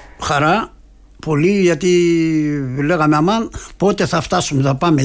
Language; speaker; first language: Greek; early bilingual, other home language; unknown